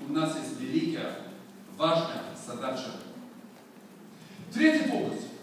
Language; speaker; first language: Russian; non-native, learner; Swedish